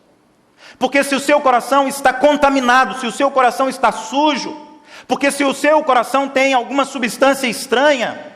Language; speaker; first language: Portuguese; native; Portuguese